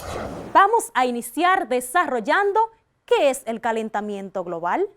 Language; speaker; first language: Spanish; native; Spanish